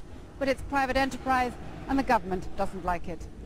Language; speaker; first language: English; native; English